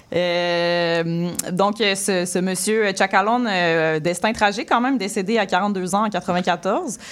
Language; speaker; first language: French; native; French